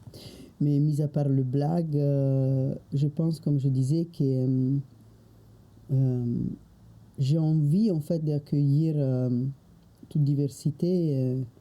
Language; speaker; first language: French; non-native, fluent; Italian